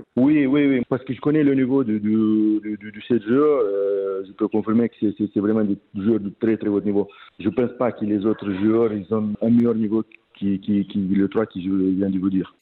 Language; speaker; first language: French; non-native, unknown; Romanian